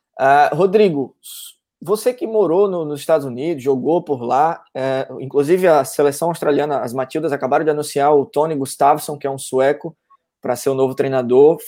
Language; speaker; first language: Portuguese; native; Portuguese